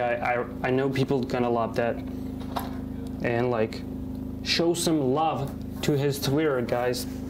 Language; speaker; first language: English; non-native, fluent; Georgian